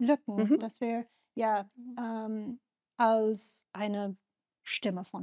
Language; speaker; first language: German; non-native, learner; English